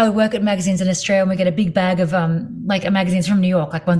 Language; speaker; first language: English; native; English